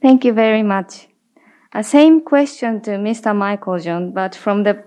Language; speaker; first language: English; non-native, fluent; Japanese